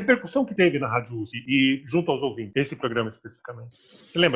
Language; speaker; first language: Portuguese; native; Portuguese